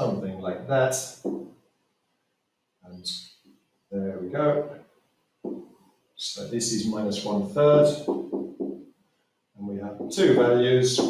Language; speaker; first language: English; native; English